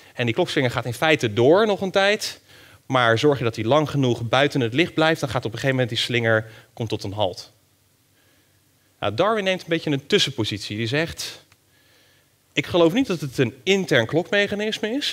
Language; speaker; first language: Dutch; native; Dutch